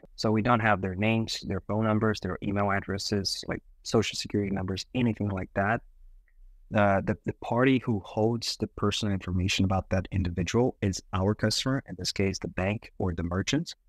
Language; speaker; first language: English; non-native, fluent; Portuguese